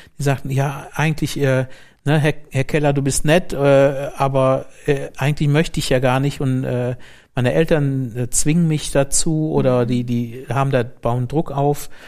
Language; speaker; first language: German; native; German